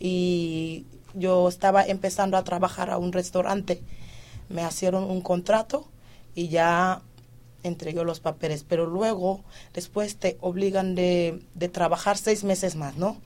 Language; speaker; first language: Spanish; non-native, fluent; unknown